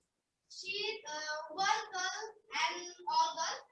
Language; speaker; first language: English; non-native, learner; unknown